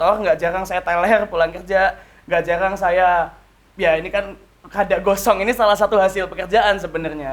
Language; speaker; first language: Indonesian; native; Indonesian